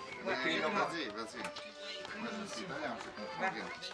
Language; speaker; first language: French; non-native, fluent; Italian